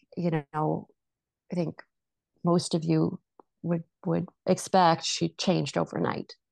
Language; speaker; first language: English; native; English